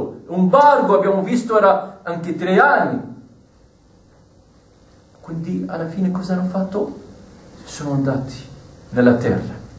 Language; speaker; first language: Italian; non-native, fluent; Arabic